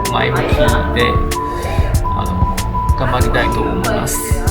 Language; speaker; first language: Japanese; non-native, fluent; Chinese